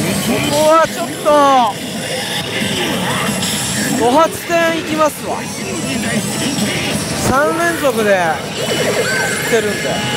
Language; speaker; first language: Japanese; native; Japanese